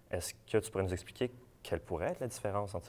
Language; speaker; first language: French; native; French